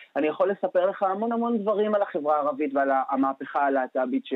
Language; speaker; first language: Hebrew; native; Hebrew